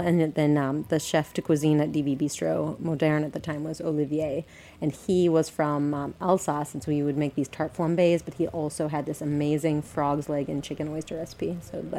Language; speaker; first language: English; native; English